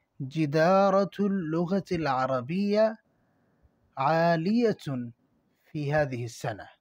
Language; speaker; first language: Arabic; non-native, fluent; Urdu